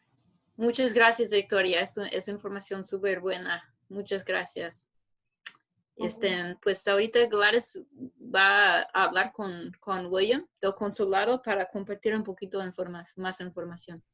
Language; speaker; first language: Spanish; non-native, fluent; English